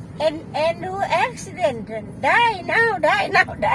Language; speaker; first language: English; non-native, learner; Thai